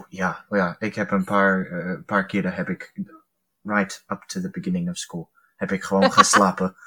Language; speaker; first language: Dutch; early bilingual, heritage; Dutch